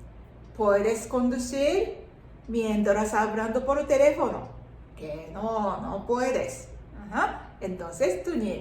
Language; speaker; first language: Spanish; non-native, fluent; Japanese